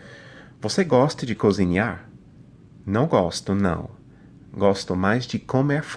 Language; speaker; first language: Portuguese; non-native, fluent; English